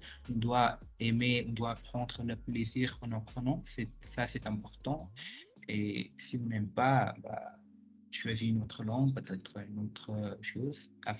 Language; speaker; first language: French; non-native, fluent; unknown